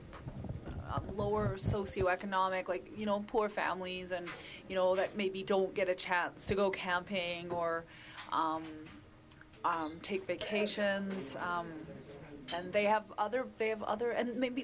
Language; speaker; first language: English; native; English